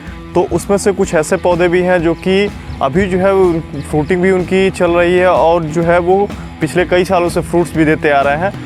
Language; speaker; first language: Hindi; native; Hindi